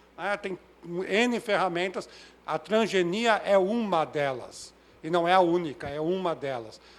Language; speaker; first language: Portuguese; native; Portuguese